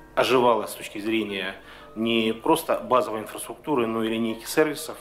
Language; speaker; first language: Russian; native; Russian